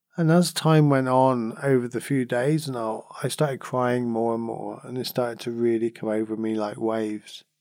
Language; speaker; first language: English; native; English